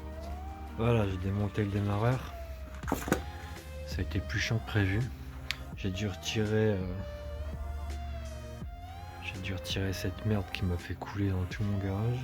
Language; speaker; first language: French; native; French